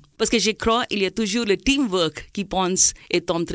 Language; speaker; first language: French; non-native, fluent; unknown